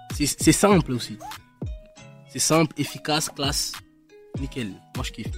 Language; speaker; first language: French; non-native, local second language; Lingala